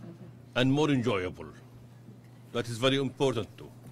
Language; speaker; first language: English; non-native, fluent; Arabic